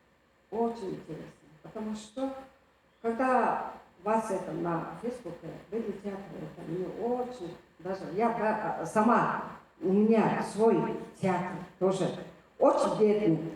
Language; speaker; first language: Russian; non-native, fluent; Mongolian